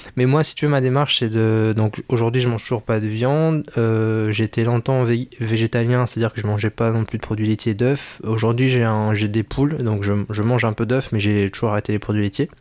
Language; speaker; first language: French; native; French